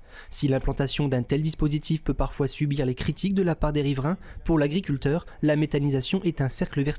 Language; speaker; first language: French; native; French